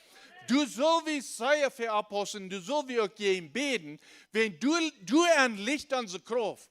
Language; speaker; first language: German; non-native, learner; Low German